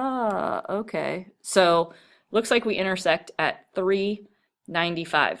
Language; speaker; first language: English; native; English